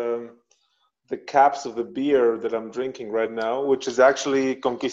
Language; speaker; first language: English; non-native, fluent; Spanish